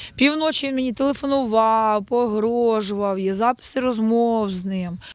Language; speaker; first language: Ukrainian; native; Ukrainian